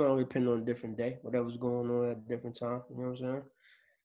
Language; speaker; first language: English; native; English